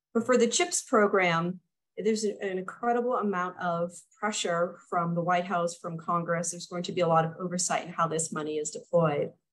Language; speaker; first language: English; native; English